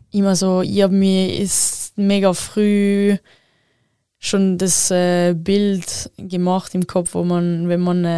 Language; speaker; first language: German; non-native, local second language; French